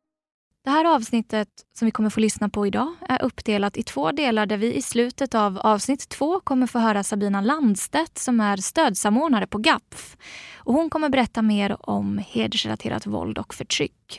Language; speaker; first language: Swedish; native; Swedish